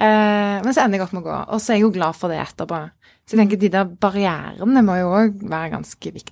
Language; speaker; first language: Norwegian; native; Norwegian